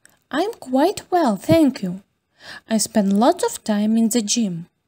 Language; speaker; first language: English; non-native, fluent; Ukrainian